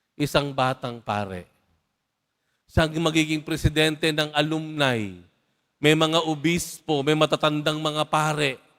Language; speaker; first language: Filipino; native; Filipino